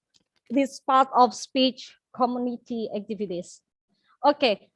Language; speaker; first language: English; non-native, learner; Indonesian